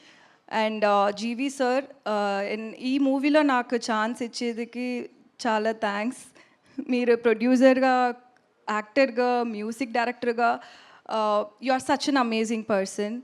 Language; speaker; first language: Telugu; non-native, learner; Tamil